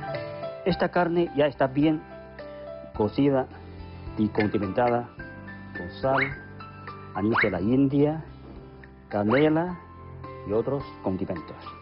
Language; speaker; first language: Spanish; non-native, fluent; Chinese